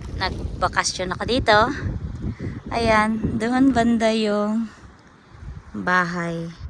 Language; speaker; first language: Filipino; non-native, local second language; Cebuano